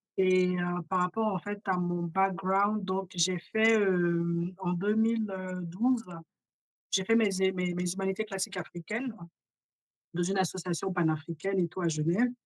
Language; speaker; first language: French; early bilingual, other home language; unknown